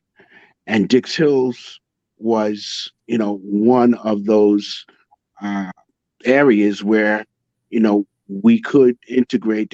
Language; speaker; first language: English; native; English